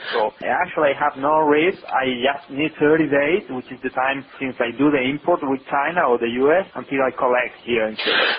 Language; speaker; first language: English; non-native, fluent; Spanish